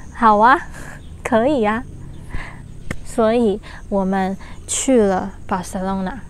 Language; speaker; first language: Chinese; non-native, learner; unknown